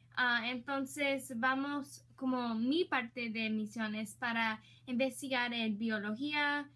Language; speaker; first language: Spanish; non-native, learner; English